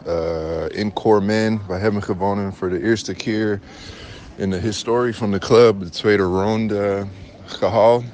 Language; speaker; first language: Dutch; non-native, fluent; English